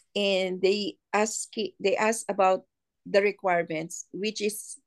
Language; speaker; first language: English; non-native, local second language; Filipino